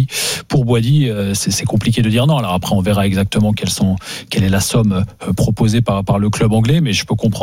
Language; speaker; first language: French; native; French